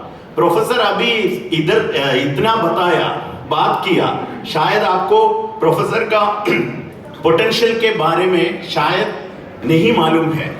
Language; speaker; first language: Hindi; non-native, learner; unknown